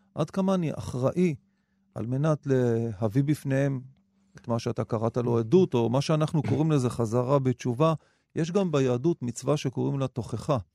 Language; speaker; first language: Hebrew; native; Hebrew